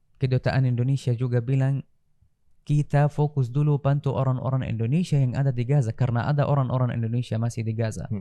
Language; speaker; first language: Indonesian; non-native, learner; Arabic